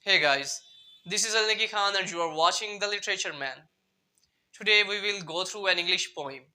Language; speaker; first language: English; non-native, local second language; Urdu